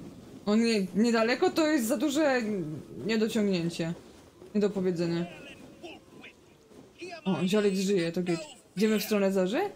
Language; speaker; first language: Polish; native; Polish